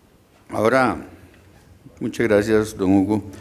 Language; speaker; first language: Spanish; native; Spanish